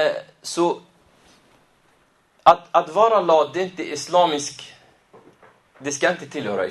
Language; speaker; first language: Swedish; non-native, fluent; Arabic